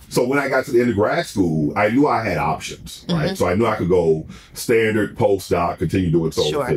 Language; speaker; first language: English; native; English